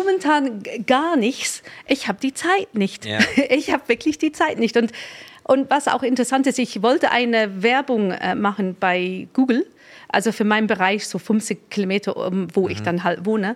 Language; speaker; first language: German; non-native, fluent; English